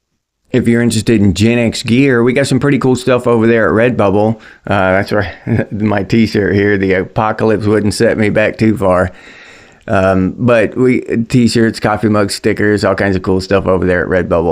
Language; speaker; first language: English; native; English